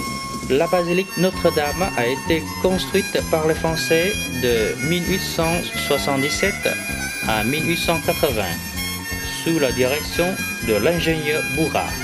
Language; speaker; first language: French; non-native, fluent; Vietnamese